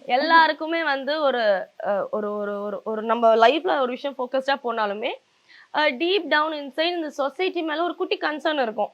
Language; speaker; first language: Tamil; native; Tamil